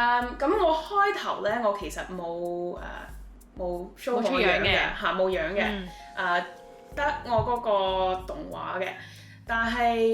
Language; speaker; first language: Cantonese; early bilingual, heritage; Cantonese